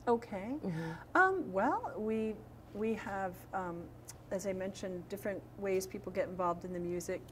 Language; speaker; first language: English; native; English